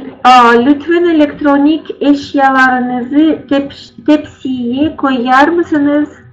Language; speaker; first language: Turkish; non-native, learner; Russian